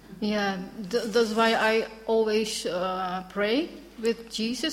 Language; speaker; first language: English; non-native, learner; Dutch